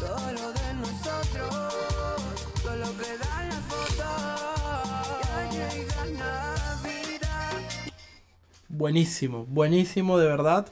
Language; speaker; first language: Spanish; native; Spanish